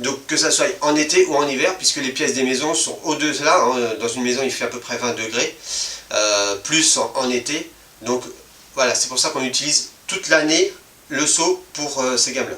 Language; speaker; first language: French; native; French